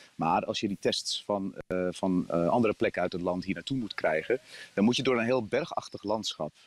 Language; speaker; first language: Dutch; native; Dutch